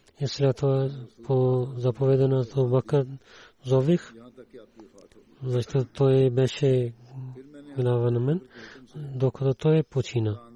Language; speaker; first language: Bulgarian; non-native, learner; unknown